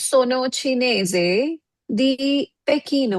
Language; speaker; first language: Italian; non-native, learner; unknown